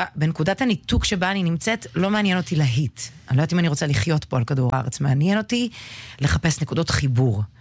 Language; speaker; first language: Hebrew; early bilingual, other home language; Russian